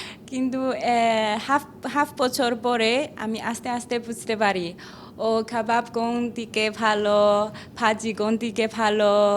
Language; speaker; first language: Bangla; non-native, learner; Chinese